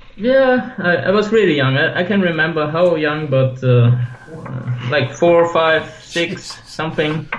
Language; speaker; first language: English; non-native, fluent; German